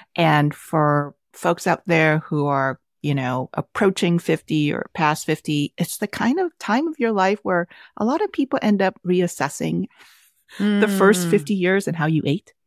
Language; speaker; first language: English; early bilingual, other home language; Vietnamese